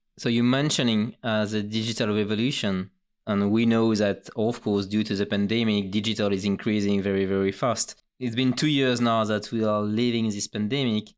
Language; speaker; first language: English; non-native, fluent; French